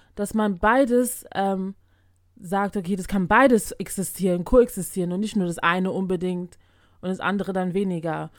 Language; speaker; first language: German; early bilingual, other home language; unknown